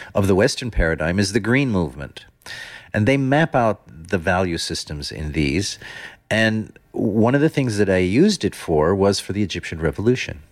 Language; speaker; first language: English; non-native, fluent; Dutch